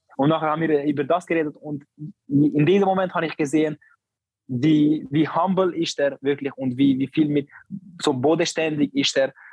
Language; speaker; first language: German; non-native, learner; Albanian